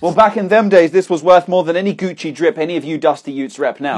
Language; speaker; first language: English; native; English